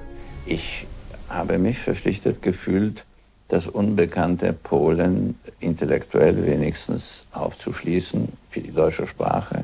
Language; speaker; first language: German; early bilingual, heritage; German